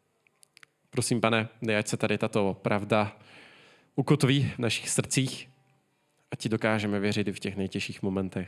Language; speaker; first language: Czech; native; Czech